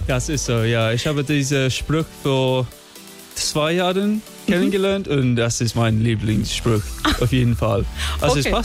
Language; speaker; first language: German; non-native, fluent; English